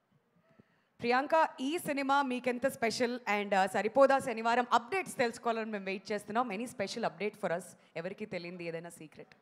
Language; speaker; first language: Telugu; native; Telugu